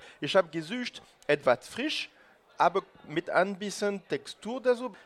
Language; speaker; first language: German; non-native, learner; French